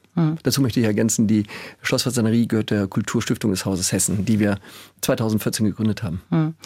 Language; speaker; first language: German; native; German